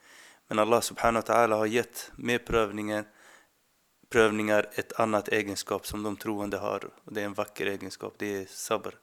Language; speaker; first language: Swedish; non-native, fluent; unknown